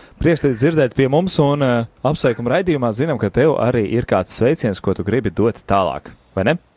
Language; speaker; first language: Latvian; native; Latvian